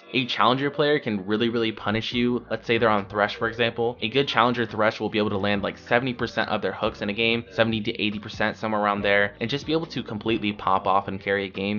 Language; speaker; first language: English; native; English